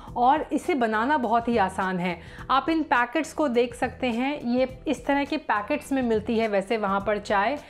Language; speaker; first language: Hindi; native; Hindi